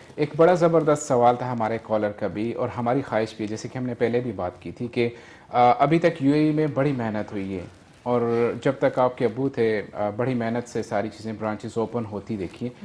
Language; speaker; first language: Urdu; non-native, local second language; Northern Hindko